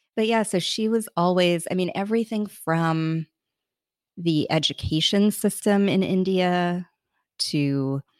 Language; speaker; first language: English; early bilingual, other home language; Hindi